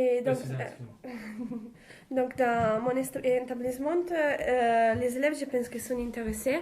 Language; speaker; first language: French; non-native, learner; Italian